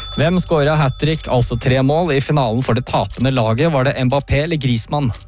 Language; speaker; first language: Norwegian; native; Norwegian